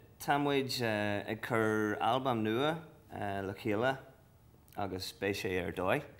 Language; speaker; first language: Irish; non-native, local second language; English